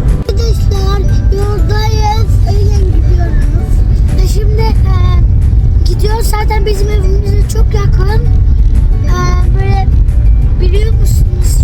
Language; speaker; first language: Turkish; early bilingual, heritage; Turkish